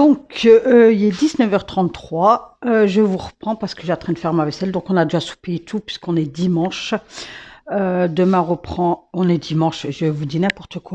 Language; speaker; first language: French; native; French